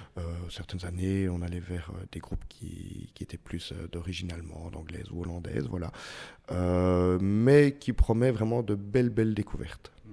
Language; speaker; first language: French; native; French